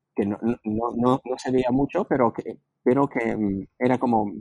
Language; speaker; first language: Spanish; non-native, fluent; Slovak